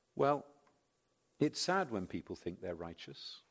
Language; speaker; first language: English; native; English